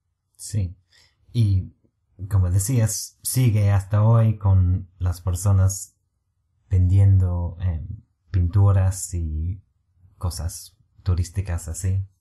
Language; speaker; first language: Spanish; non-native, fluent; English